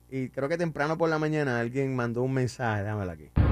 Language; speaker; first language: Spanish; native; Spanish